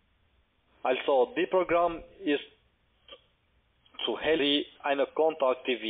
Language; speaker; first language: German; non-native, learner; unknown